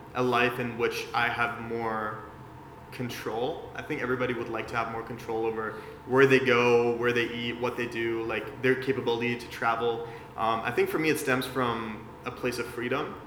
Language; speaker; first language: English; early bilingual, other home language; Persian